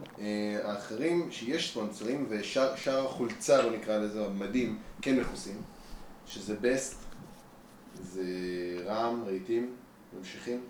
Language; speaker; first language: Hebrew; early bilingual, other home language; English